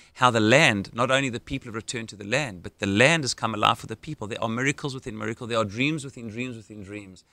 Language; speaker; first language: English; native; English